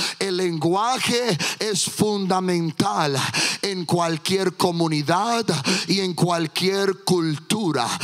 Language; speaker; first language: Spanish; early bilingual, heritage; Spanish